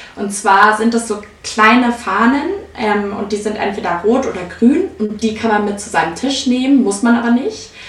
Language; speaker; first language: German; native; German